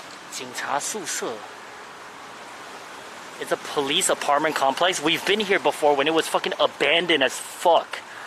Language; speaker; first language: English; early bilingual, other home language; Chinese